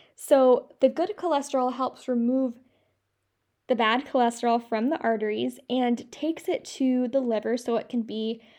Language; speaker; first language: English; native; English